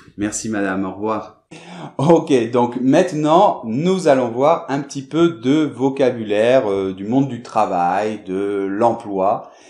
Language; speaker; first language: French; native; French